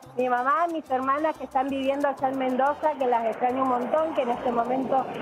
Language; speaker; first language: Spanish; native; Spanish